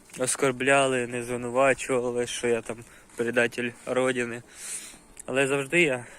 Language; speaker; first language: Ukrainian; non-native, local second language; Russian